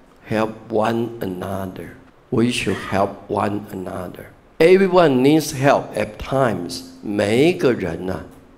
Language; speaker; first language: English; non-native, fluent; Chinese